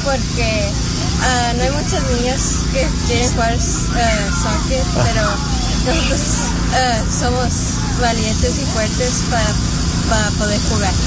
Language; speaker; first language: Spanish; early bilingual, heritage; Spanish